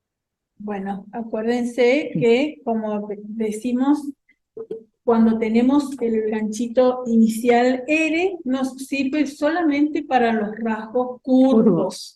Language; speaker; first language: Spanish; native; Spanish